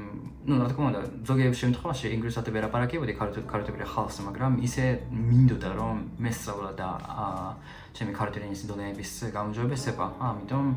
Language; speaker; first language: Georgian; non-native, fluent; Japanese